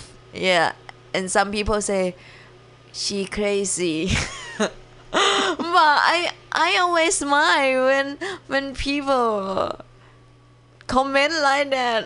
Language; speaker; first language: English; non-native, learner; Thai